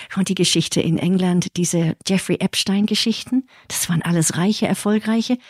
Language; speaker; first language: German; early bilingual, heritage; English